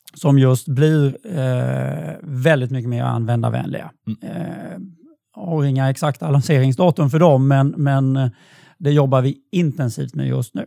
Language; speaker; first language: Swedish; native; Swedish